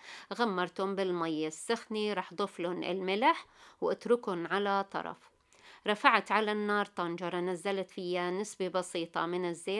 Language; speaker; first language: Arabic; native; Arabic